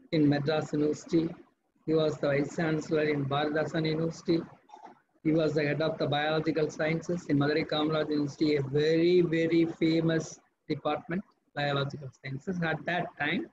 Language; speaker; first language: English; non-native, local second language; Tamil